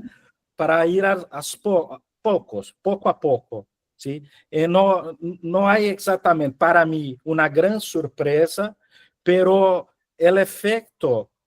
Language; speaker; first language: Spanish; non-native, learner; Portuguese